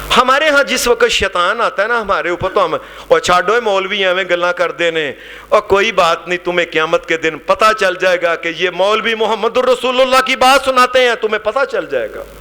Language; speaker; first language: Urdu; non-native, local second language; Punjabi